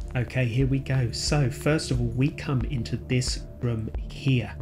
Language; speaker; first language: English; native; English